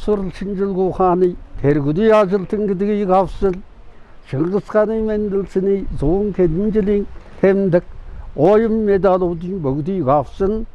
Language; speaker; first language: Mongolian; non-native, local second language; Kazakh